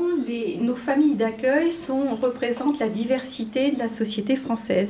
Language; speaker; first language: French; native; French